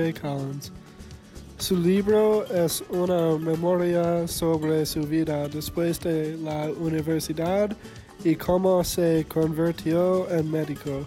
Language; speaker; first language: Spanish; non-native, learner; English